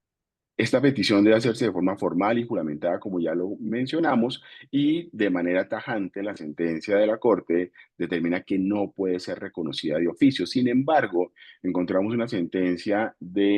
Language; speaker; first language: Spanish; native; Spanish